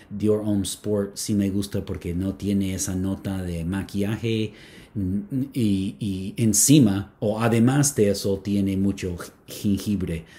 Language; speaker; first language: Spanish; non-native, fluent; English